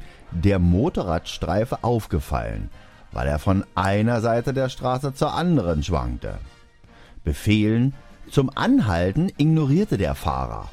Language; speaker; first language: German; native; German